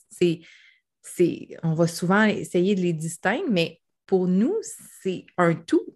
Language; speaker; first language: French; native; French